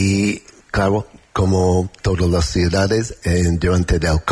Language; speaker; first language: Spanish; non-native, learner; English